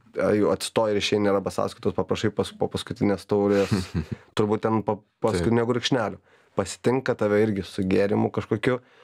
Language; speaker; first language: Lithuanian; native; Lithuanian